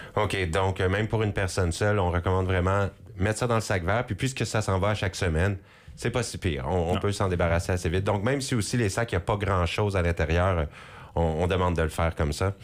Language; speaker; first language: French; native; French